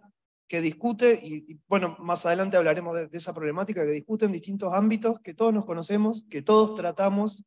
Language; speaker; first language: Spanish; native; Spanish